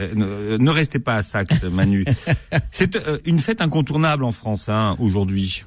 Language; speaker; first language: French; native; French